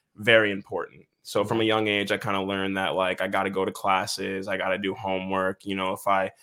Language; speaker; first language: English; native; English